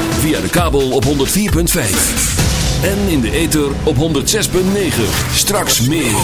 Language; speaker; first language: Dutch; native; Dutch